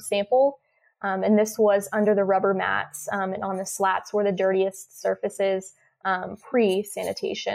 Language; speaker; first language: English; native; English